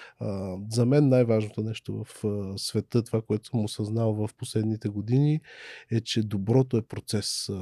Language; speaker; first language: Bulgarian; native; Bulgarian